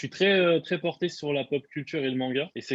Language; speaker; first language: French; native; French